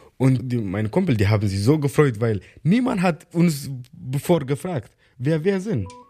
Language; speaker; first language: German; non-native, learner; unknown